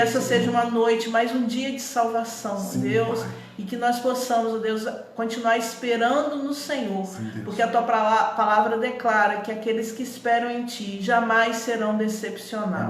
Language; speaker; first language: Portuguese; native; Portuguese